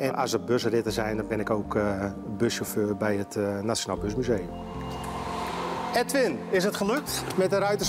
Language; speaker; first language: Dutch; native; Dutch